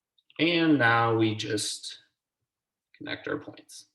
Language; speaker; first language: English; native; English